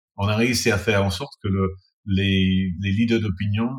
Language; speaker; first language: French; non-native, fluent; English